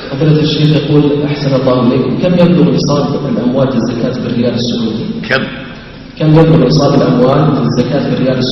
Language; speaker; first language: Arabic; native; Arabic